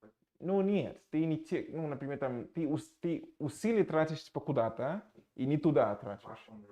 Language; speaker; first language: Russian; non-native, fluent; English